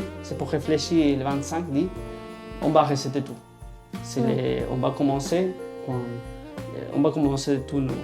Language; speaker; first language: French; non-native, learner; Spanish